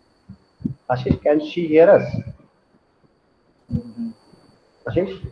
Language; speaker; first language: English; non-native, local second language; Bangla